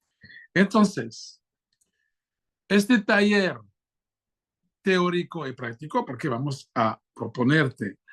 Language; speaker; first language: Spanish; non-native, fluent; French